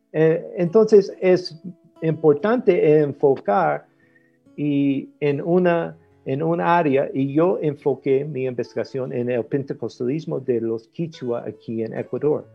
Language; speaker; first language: Spanish; non-native, fluent; English